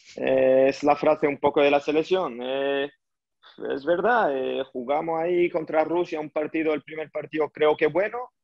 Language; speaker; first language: Spanish; early bilingual, heritage; French